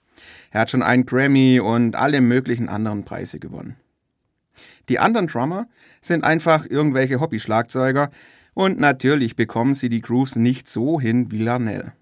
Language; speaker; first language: German; native; German